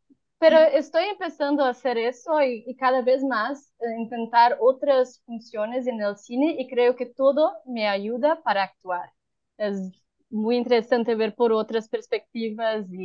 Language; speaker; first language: Spanish; non-native, learner; Portuguese